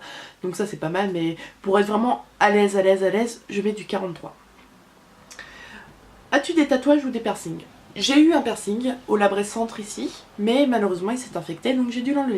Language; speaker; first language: French; native; French